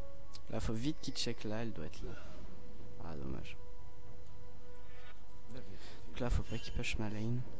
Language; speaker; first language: French; native; French